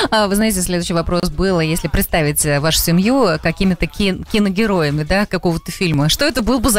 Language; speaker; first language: Russian; native; Russian